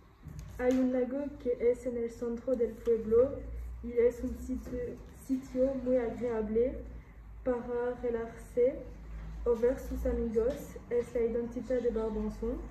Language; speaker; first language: Spanish; non-native, learner; French